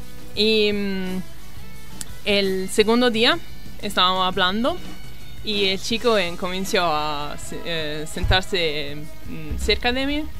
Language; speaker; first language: Spanish; non-native, learner; Italian